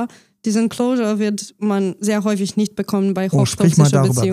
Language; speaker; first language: German; non-native, fluent; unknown